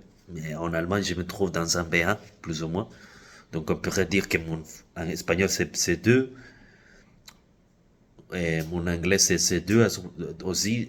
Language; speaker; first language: French; non-native, fluent; Spanish